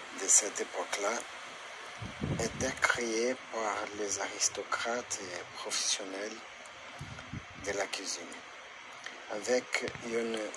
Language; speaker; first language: French; non-native, learner; Portuguese